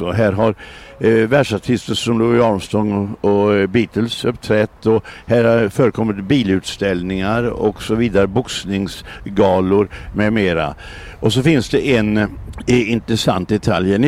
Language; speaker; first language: Swedish; native; Swedish